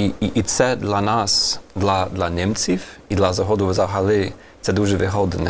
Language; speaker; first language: Ukrainian; non-native, fluent; German